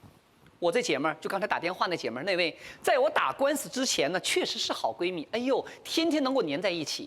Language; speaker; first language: Chinese; native; Chinese